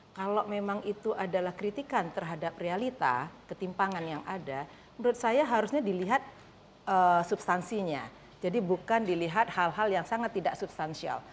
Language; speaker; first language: Indonesian; native; Indonesian